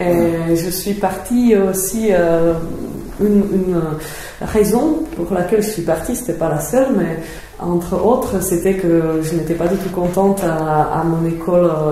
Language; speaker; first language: French; non-native, fluent; Czech